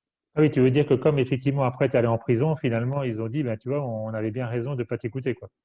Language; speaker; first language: French; native; French